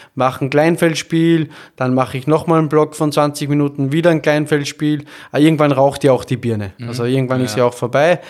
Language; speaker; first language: German; native; German